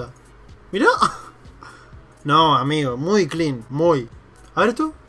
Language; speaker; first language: Spanish; native; Spanish